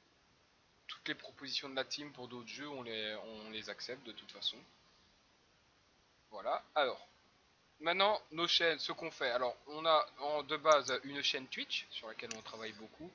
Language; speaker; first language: French; native; French